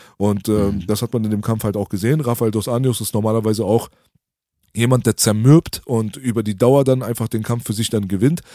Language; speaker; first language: German; early bilingual, other home language; Persian